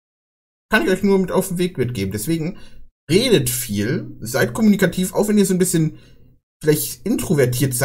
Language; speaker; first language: German; native; German